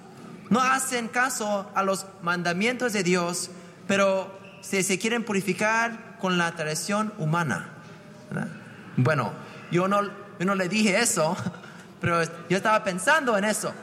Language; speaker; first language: Spanish; non-native, fluent; English